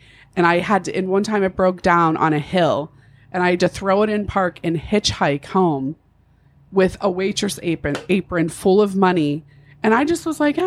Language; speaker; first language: English; native; English